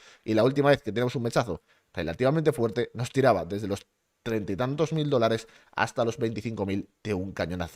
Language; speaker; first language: Spanish; native; Spanish